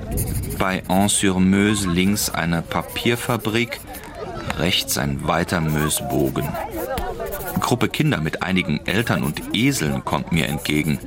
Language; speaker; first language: German; native; German